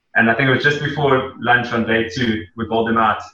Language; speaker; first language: English; native; English